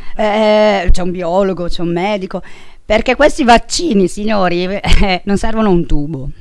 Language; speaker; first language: Italian; native; Italian